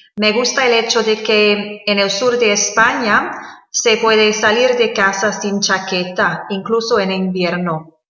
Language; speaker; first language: Spanish; non-native, fluent; English